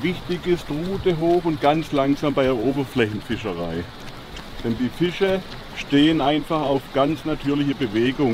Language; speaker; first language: German; native; German